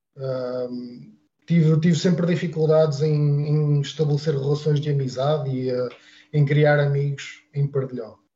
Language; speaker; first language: Portuguese; native; Portuguese